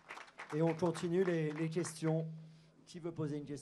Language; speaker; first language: French; native; French